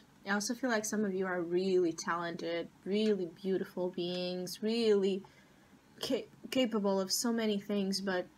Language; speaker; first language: English; non-native, fluent; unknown